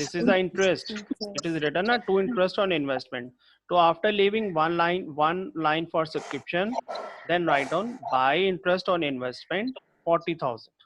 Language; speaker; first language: English; non-native, local second language; Hindi